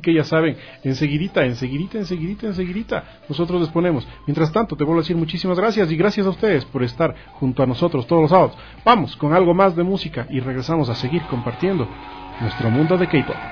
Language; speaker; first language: Spanish; native; Spanish